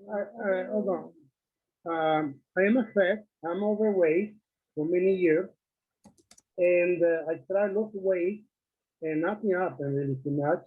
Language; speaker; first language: English; non-native, learner; Italian